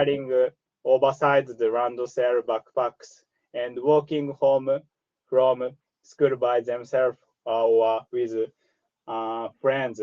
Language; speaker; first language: English; non-native, learner; Japanese